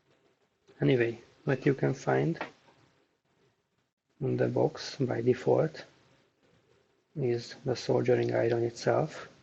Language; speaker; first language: English; non-native, fluent; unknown